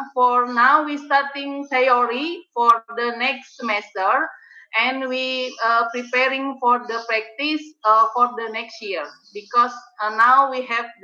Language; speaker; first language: English; non-native, learner; Indonesian